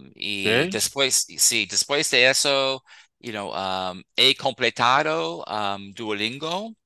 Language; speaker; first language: Spanish; non-native, fluent; English